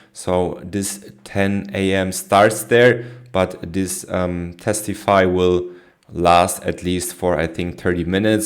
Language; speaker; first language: English; non-native, fluent; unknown